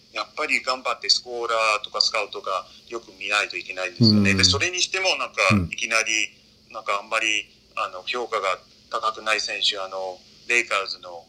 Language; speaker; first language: Japanese; non-native, fluent; English